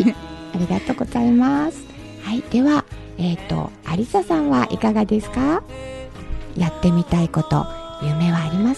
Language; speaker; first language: Japanese; native; Japanese